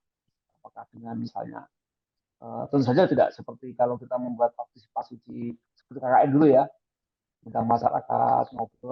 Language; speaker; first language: Indonesian; native; Indonesian